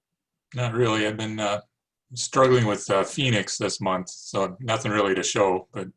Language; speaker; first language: English; non-native, learner; Japanese